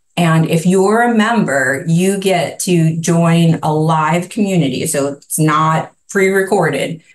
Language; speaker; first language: English; native; English